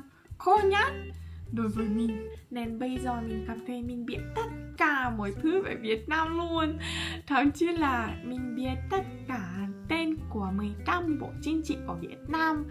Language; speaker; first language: Vietnamese; non-native, fluent; Russian